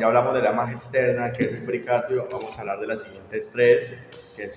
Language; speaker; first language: Spanish; native; Spanish